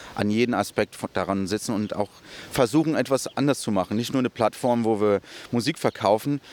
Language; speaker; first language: German; early bilingual, other home language; Portuguese